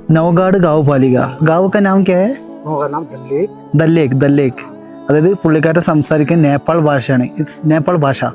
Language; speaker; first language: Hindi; non-native, local second language; Malayalam